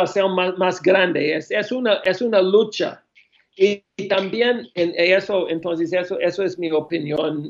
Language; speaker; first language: Spanish; non-native, fluent; English